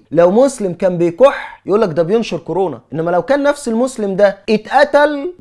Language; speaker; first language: Arabic; native; Arabic